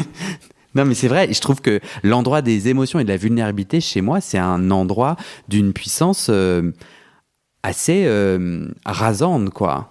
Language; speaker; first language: French; native; French